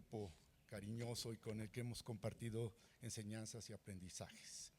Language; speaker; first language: Spanish; native; Spanish